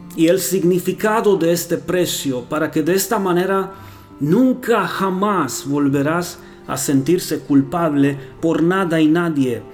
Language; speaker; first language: Spanish; non-native, fluent; Romanian